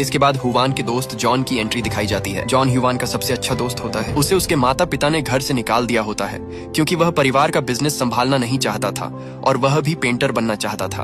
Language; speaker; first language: Hindi; native; Hindi